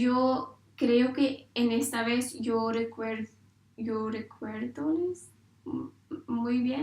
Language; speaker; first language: Spanish; non-native, learner; English